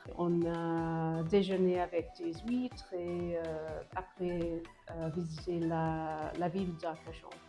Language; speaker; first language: French; non-native, fluent; English